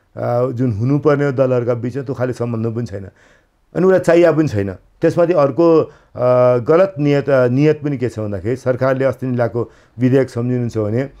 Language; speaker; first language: Nepali; native; Nepali